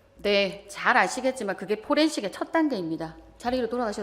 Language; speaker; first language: Korean; native; Korean